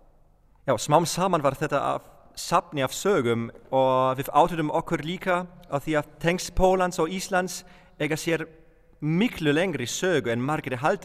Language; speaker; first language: Icelandic; non-native, fluent; Polish